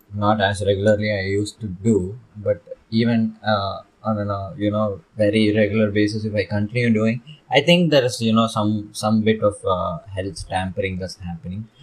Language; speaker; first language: English; non-native, local second language; Tamil